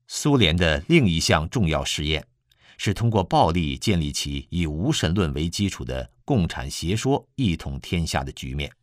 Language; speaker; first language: Chinese; native; Chinese